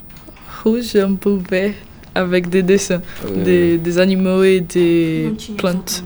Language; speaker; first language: French; non-native, learner; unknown